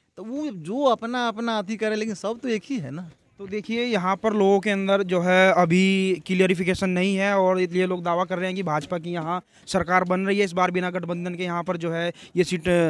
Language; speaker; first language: Hindi; native; Hindi